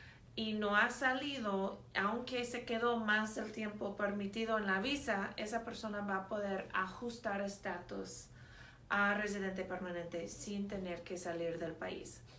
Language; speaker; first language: Spanish; non-native, fluent; English